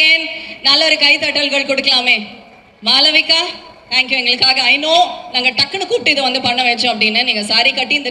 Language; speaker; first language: Tamil; native; Tamil